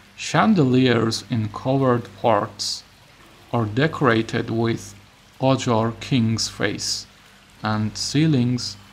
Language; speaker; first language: English; non-native, fluent; Persian